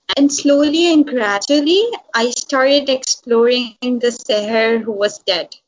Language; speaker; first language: English; non-native, local second language; Urdu